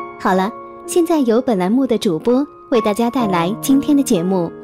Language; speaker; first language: Chinese; native; Chinese